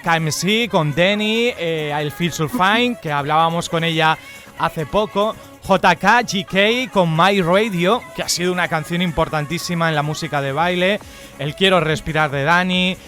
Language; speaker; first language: Spanish; native; Spanish